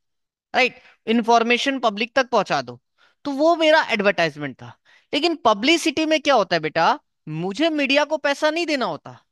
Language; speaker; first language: Hindi; native; Hindi